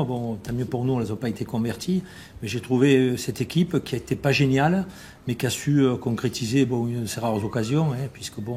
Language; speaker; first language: French; native; French